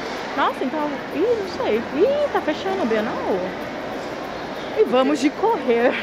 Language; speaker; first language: Portuguese; native; Portuguese